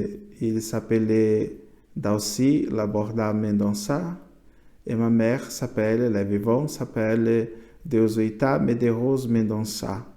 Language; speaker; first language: French; non-native, learner; Portuguese